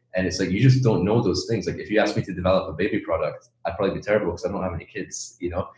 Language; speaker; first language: English; native; English